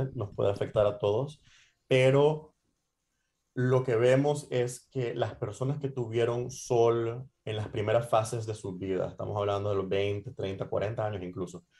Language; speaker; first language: Spanish; native; Spanish